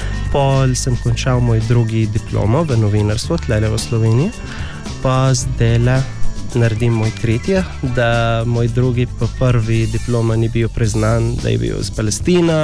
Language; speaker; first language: Slovenian; non-native, learner; Arabic